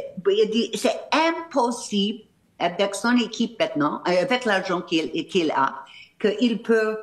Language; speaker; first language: French; non-native, fluent; English